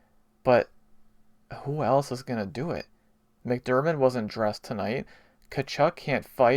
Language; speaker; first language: English; native; English